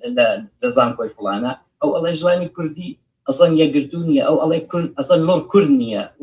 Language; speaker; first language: Central Kurdish; native; Central Kurdish